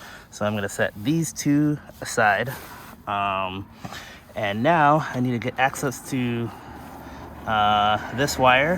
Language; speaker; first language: English; native; English